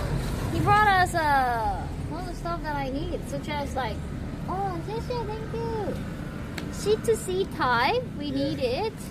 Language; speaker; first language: English; non-native, fluent; Korean